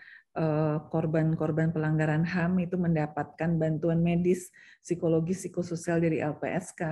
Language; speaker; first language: Indonesian; native; Indonesian